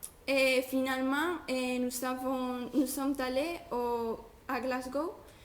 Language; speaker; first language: French; non-native, learner; Spanish